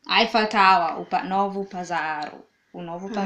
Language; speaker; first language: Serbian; non-native, learner; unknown